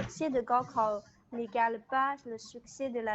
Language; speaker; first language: French; non-native, learner; Chinese